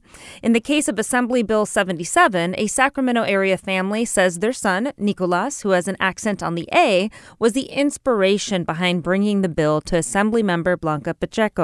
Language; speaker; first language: English; native; English